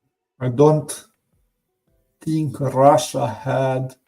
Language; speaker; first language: English; non-native, learner; Romanian